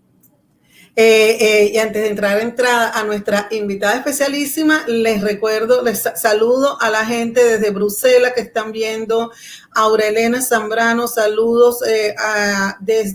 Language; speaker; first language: Spanish; native; Spanish